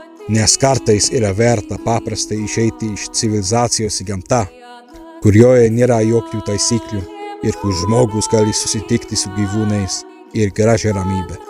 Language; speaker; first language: Lithuanian; non-native, fluent; Czech